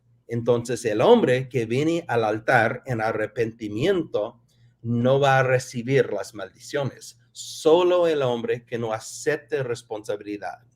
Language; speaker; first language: Spanish; non-native, fluent; English